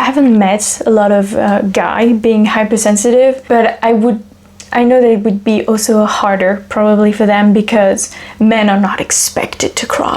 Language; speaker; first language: English; non-native, fluent; French